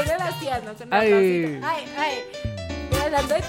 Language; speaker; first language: Spanish; native; Spanish